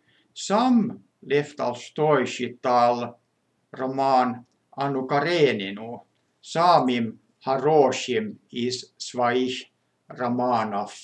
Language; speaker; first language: Russian; non-native, fluent; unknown